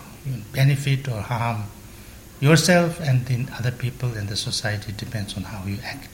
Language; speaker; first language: English; non-native, fluent; Chinese